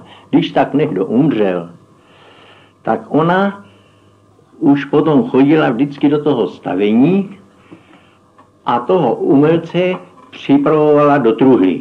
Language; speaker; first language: Czech; native; Czech